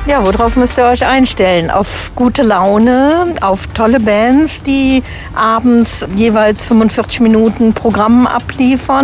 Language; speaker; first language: German; native; German